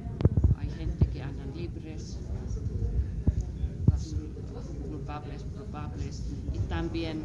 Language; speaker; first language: Spanish; non-native, fluent; Finnish